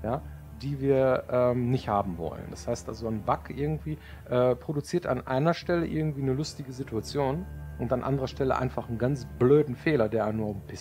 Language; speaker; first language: German; native; German